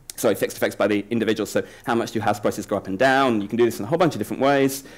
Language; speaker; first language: English; native; English